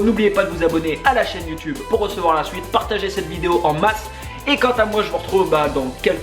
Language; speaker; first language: French; native; French